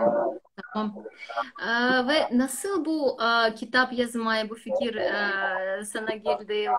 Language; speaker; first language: Turkish; non-native, learner; Russian